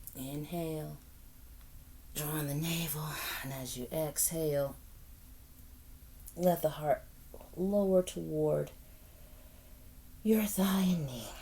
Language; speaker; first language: English; native; English